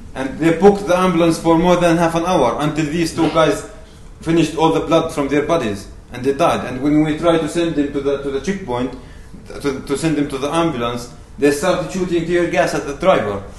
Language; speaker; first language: English; non-native, fluent; Arabic